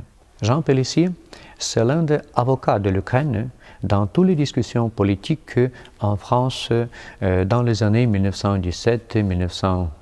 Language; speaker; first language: French; non-native, fluent; Ukrainian